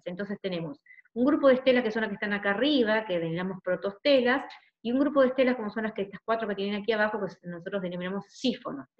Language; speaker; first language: Spanish; native; Spanish